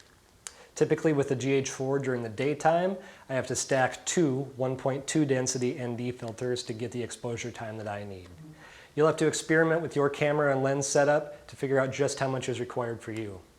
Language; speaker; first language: English; native; English